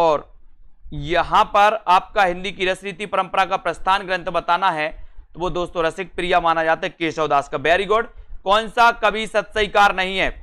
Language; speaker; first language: Hindi; native; Hindi